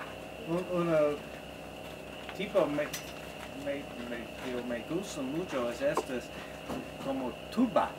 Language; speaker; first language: Spanish; non-native, learner; English